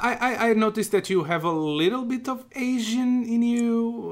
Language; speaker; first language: English; non-native, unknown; Portuguese